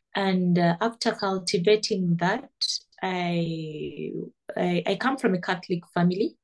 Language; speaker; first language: English; non-native, local second language; Ganda